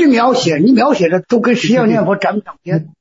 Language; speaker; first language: Chinese; native; Chinese